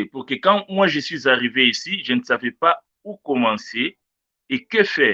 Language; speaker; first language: French; non-native, local second language; Luba-Lulua